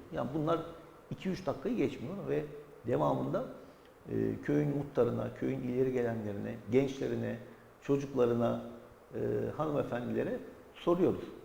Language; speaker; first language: Turkish; native; Turkish